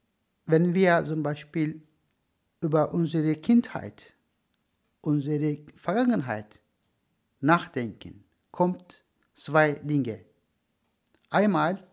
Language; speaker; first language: German; non-native, learner; Turkish